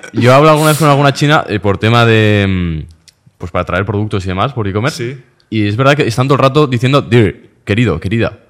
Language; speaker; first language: Spanish; native; Spanish